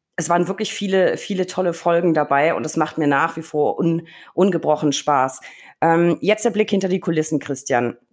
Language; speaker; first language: German; native; German